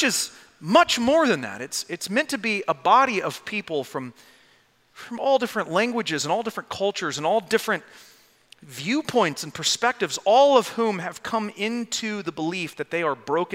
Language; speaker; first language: English; native; English